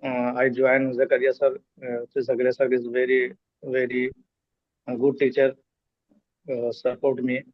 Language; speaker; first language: English; non-native, local second language; Hindi